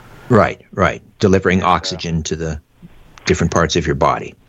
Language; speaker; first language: English; native; English